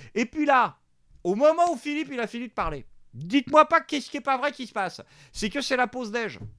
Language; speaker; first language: French; native; French